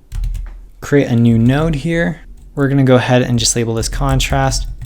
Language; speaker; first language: English; native; English